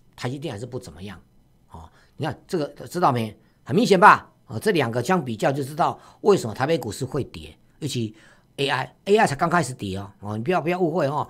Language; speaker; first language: Chinese; native; Chinese